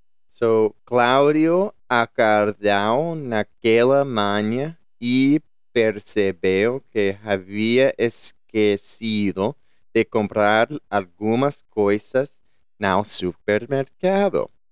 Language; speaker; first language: Portuguese; non-native, learner; English